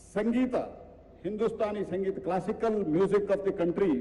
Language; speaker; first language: Hindi; non-native, local second language; Kannada